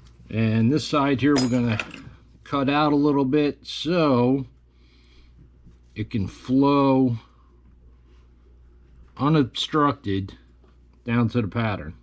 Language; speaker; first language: English; native; English